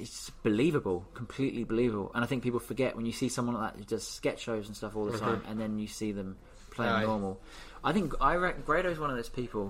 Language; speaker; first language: English; native; English